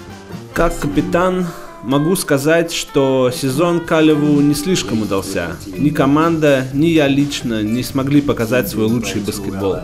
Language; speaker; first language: Russian; non-native, local second language; Estonian